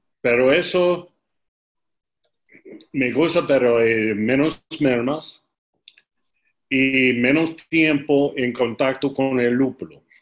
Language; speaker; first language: Spanish; non-native, learner; English